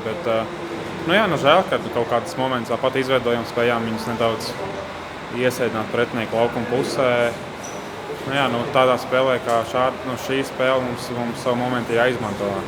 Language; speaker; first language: Latvian; native; Latvian